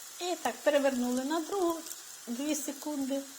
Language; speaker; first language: Ukrainian; native; Ukrainian